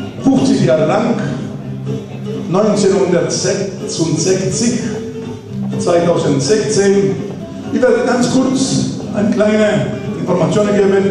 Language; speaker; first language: German; non-native, fluent; Italian